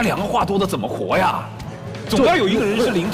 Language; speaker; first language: Chinese; native; Chinese